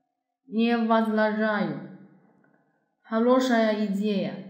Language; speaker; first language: Russian; non-native, fluent; Chinese